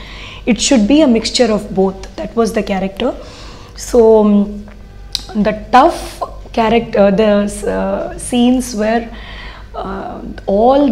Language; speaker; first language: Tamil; non-native, fluent; Odia